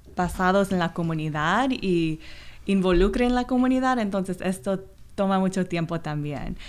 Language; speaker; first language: Spanish; non-native, fluent; Korean